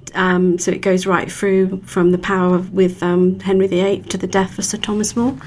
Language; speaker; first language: English; native; English